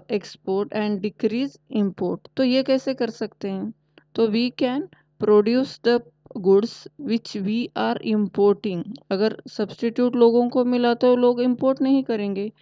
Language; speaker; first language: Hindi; non-native, local second language; Marathi